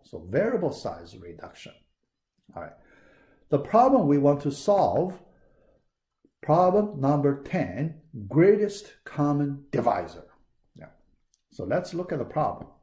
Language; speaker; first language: English; non-native, fluent; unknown